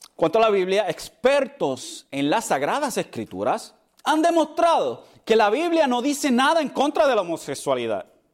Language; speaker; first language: Spanish; early bilingual, heritage; Spanish